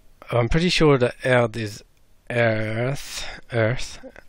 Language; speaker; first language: English; native; English